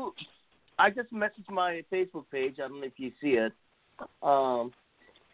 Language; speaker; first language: English; non-native, fluent; Korean